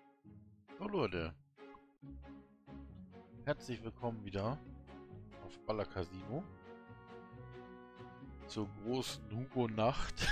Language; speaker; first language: German; native; German